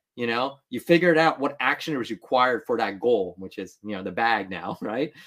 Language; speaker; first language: English; early bilingual, other home language; Vietnamese